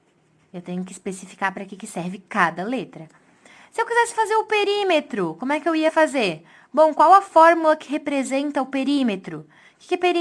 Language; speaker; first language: Portuguese; native; Portuguese